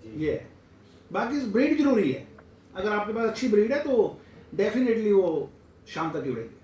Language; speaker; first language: Hindi; non-native, local second language; Punjabi